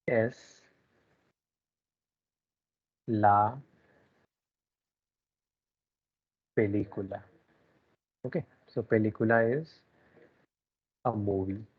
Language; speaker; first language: Spanish; non-native, learner; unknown